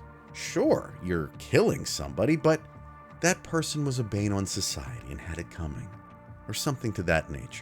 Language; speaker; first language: English; native; English